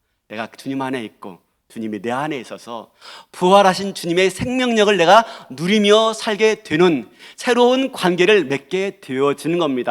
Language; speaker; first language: Korean; native; Korean